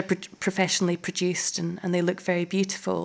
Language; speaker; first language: English; native; English